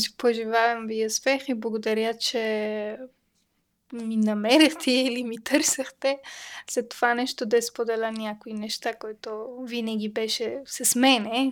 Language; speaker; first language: Bulgarian; non-native, learner; Persian